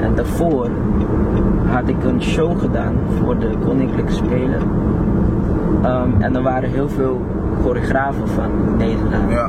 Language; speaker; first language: Dutch; non-native, local second language; Papiamento